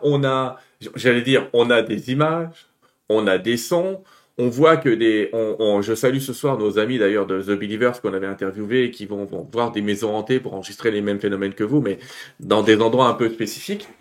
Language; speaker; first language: French; native; French